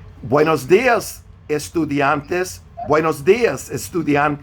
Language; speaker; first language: Spanish; non-native, fluent; English